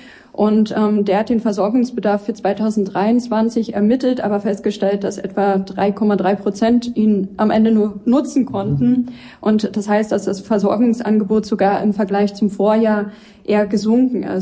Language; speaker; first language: German; native; German